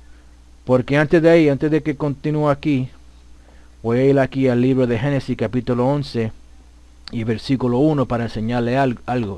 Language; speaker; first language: Spanish; early bilingual, heritage; Spanish